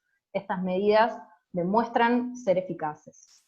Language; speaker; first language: Spanish; native; Spanish